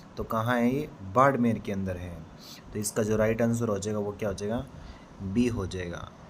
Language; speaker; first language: Hindi; native; Hindi